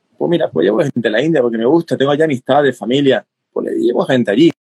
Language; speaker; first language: Spanish; native; Spanish